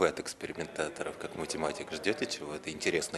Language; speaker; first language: Russian; native; Russian